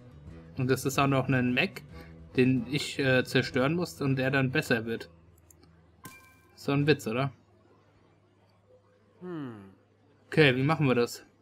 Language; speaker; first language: German; native; German